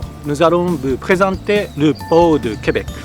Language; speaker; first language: French; non-native, fluent; Japanese